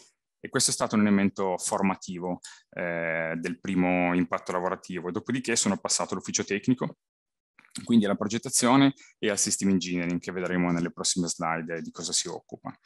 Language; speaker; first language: Italian; native; Italian